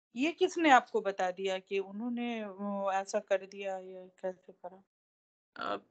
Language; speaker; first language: Hindi; native; Hindi